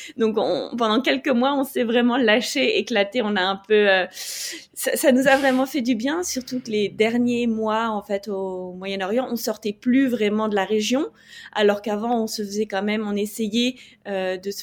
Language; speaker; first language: French; native; French